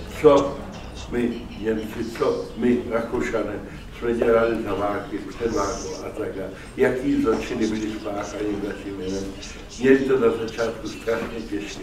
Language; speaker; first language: Czech; early bilingual, other home language; German